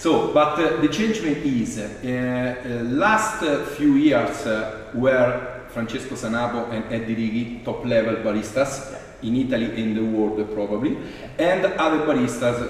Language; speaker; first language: English; non-native, fluent; Italian